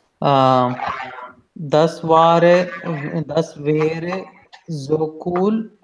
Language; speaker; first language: German; non-native, learner; Hindi